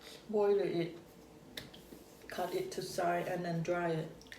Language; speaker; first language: English; non-native, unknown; Thai